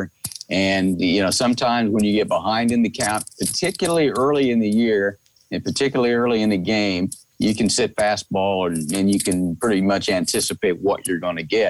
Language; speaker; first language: English; native; English